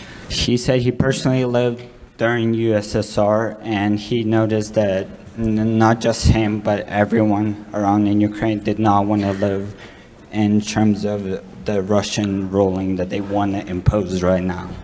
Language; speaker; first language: English; non-native, fluent; Ukrainian